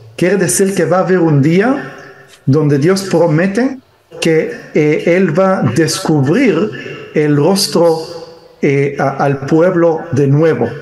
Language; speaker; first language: Spanish; early bilingual, heritage; Spanish